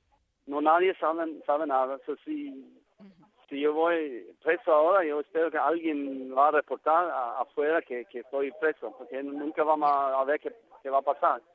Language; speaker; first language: Spanish; non-native, learner; Norwegian